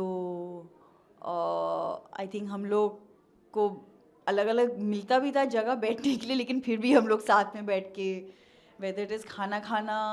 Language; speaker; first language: Hindi; native; Hindi